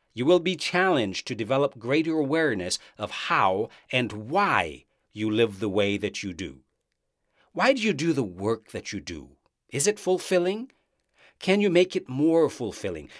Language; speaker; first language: English; native; English